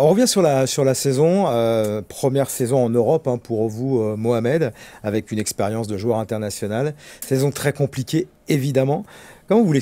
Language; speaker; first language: French; native; French